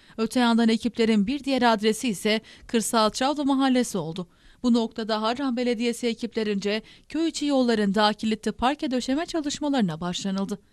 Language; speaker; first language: Turkish; native; Turkish